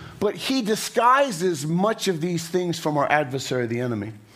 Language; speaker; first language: English; native; English